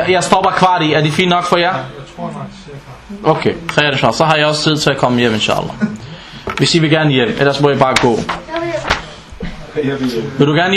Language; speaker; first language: Danish; non-native, fluent; Arabic